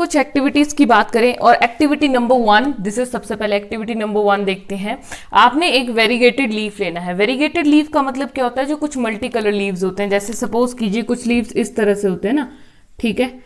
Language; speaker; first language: Hindi; native; Hindi